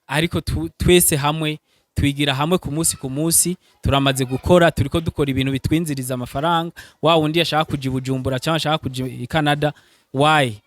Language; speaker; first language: Rundi; early bilingual, heritage; Rundi